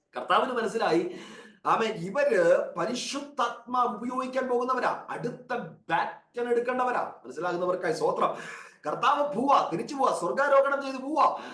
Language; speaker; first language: Malayalam; early bilingual, heritage; Malayalam